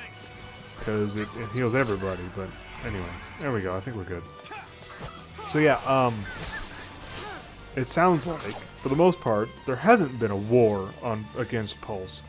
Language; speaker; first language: English; native; English